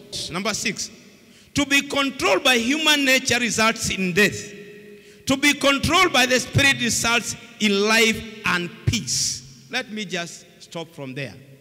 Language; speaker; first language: English; non-native, local second language; Swahili